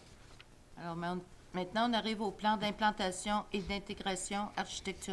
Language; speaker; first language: French; native; French